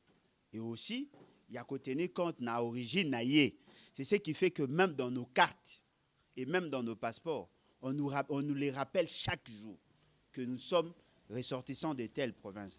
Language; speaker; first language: French; non-native, local second language; Lingala